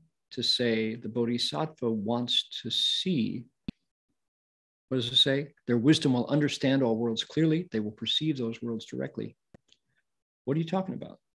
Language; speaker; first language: English; native; English